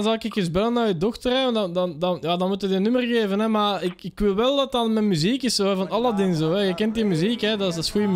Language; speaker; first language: Dutch; native; Dutch